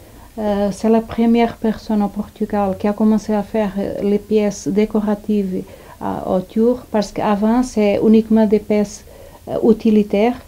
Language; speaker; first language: French; non-native, fluent; Portuguese